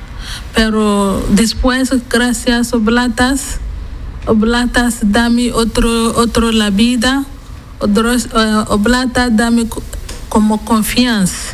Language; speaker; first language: Spanish; non-native, learner; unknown